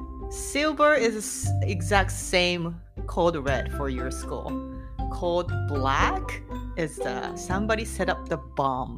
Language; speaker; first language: English; non-native, fluent; Japanese